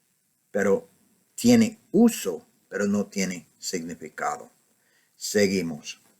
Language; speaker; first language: Spanish; non-native, fluent; English